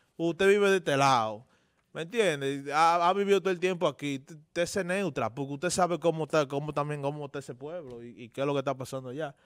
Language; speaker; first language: Spanish; native; Spanish